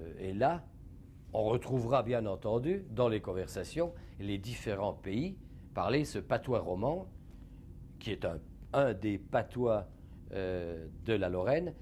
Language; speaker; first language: French; native; French